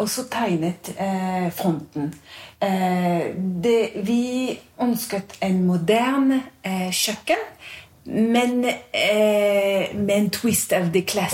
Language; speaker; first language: Norwegian; non-native, fluent; French